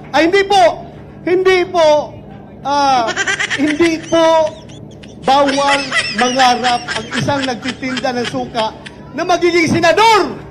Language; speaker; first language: Filipino; non-native, local second language; Cebuano